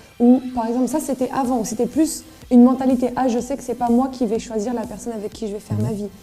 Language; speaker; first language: French; native; French